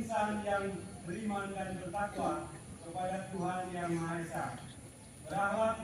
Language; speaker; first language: Indonesian; native; Indonesian